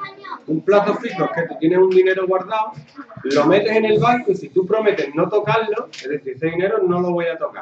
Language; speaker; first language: Spanish; native; Spanish